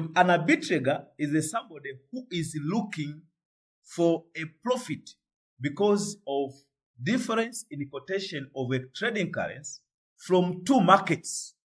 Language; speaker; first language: English; non-native, local second language; Swahili